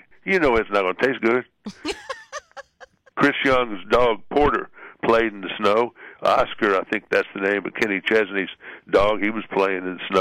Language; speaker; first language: English; native; English